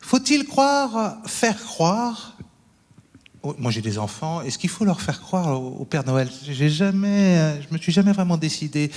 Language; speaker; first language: French; native; French